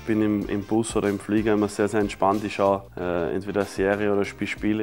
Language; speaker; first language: German; native; German